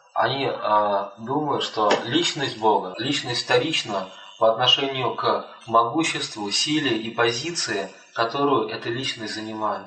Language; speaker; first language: Russian; native; Russian